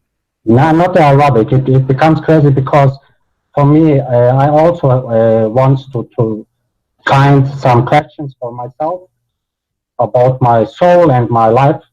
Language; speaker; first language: English; non-native, learner; Bosnian